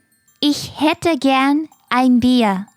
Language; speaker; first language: German; non-native, fluent; Japanese